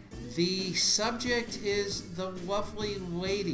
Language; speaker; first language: English; native; English